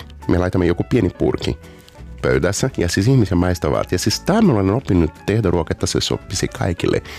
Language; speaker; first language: Finnish; non-native, learner; Portuguese